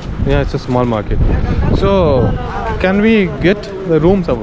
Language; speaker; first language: English; non-native, local second language; Hindi